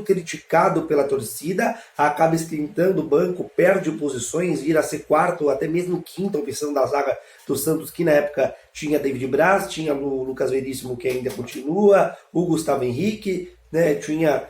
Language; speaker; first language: Portuguese; native; Portuguese